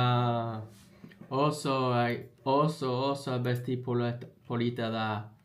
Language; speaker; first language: Basque; non-native, learner; English